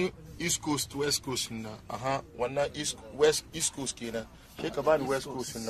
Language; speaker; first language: Hungarian; non-native, learner; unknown